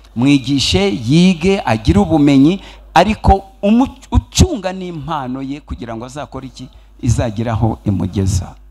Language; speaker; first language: Kinyarwanda; early bilingual, heritage; Kinyarwanda